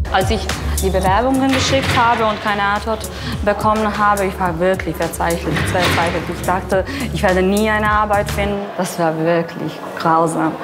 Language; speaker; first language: German; non-native, fluent; Bosnian